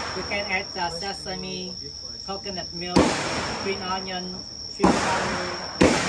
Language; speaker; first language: English; non-native, fluent; Vietnamese